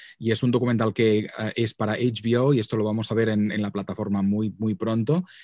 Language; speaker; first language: Spanish; non-native, local second language; Catalan